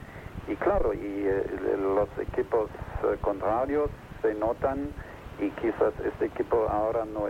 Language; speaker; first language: Spanish; non-native, fluent; German